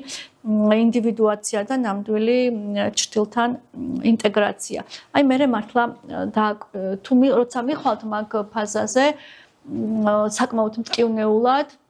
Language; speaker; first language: Georgian; native; Georgian